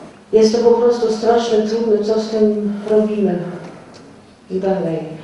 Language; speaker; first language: Polish; non-native, learner; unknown